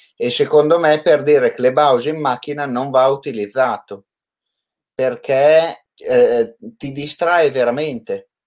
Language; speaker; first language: Italian; native; Italian